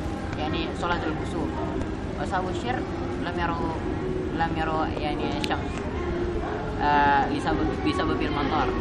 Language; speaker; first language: Arabic; non-native, learner; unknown